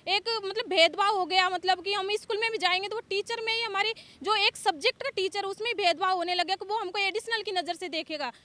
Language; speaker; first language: Hindi; native; Hindi